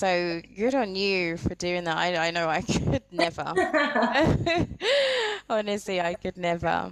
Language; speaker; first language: English; native; English